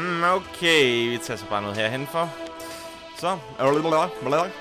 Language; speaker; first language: Danish; native; Danish